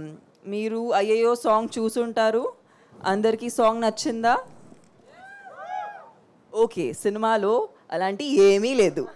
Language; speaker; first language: Telugu; non-native, local second language; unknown